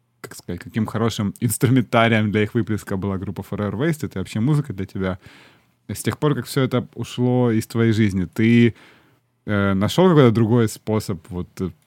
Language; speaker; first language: Russian; native; Russian